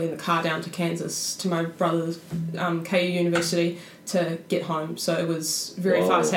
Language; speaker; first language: English; native; English